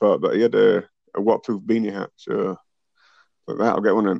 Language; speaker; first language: English; native; English